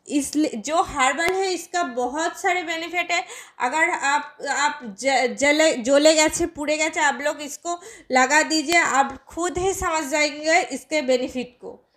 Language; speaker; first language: Hindi; non-native, local second language; Bangla